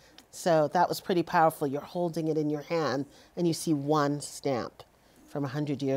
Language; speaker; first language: English; native; English